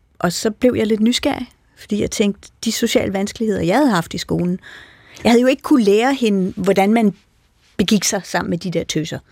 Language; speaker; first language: Danish; native; Danish